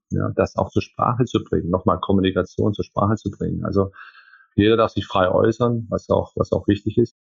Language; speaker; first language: German; early bilingual, other home language; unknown